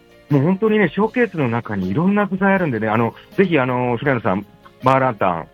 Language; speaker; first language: Japanese; native; Japanese